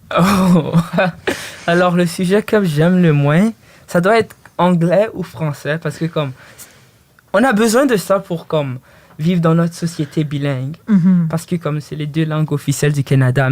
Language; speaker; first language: French; early bilingual, other home language; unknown